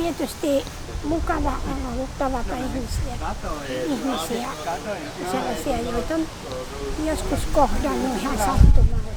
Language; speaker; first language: Finnish; native; Finnish